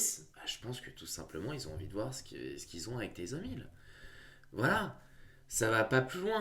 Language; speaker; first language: French; native; French